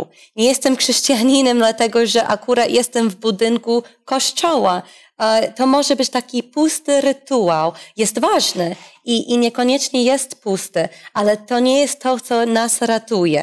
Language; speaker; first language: Polish; non-native, fluent; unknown